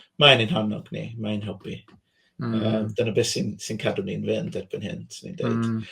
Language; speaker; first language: Welsh; non-native, fluent; English